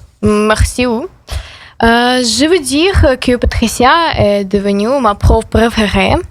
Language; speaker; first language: French; non-native, learner; Ukrainian